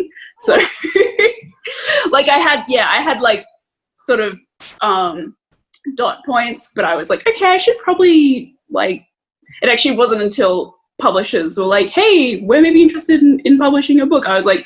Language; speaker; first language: English; native; English